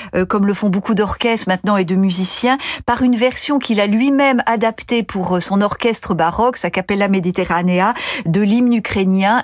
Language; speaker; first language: French; native; French